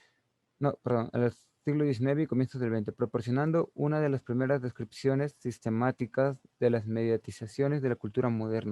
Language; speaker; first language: Spanish; native; Spanish